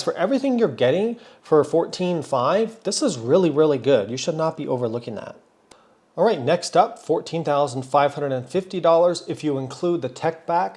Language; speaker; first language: English; native; English